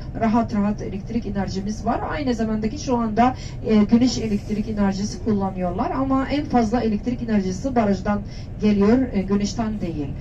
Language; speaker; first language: Turkish; non-native, learner; Arabic